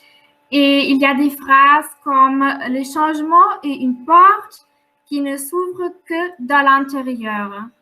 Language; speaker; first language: French; non-native, fluent; German